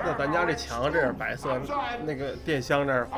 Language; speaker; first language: Chinese; native; Chinese